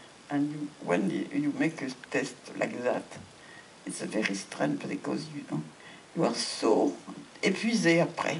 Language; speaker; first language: English; non-native, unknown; French